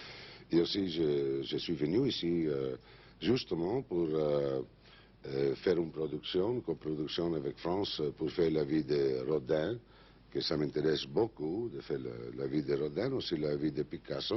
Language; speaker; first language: French; non-native, learner; Spanish